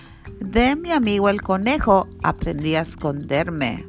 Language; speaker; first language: Spanish; early bilingual, heritage; Spanish